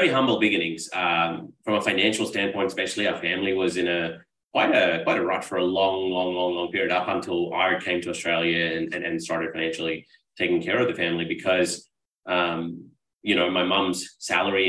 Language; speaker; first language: English; non-native, local second language; Urdu